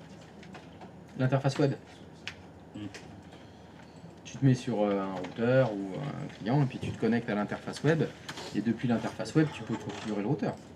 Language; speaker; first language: French; native; French